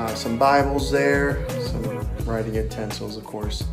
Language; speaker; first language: English; native; English